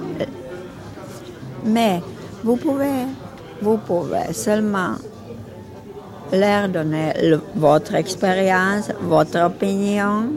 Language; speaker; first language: French; non-native, learner; Czech